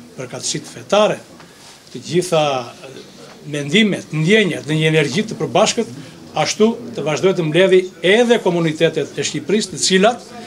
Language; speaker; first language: Albanian; non-native, local second language; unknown